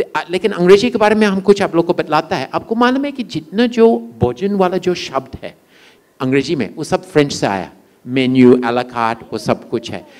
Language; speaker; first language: Hindi; non-native, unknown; English